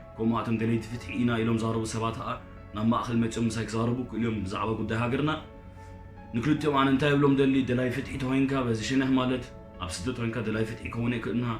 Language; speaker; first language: Tigrinya; early bilingual, heritage; Tigrinya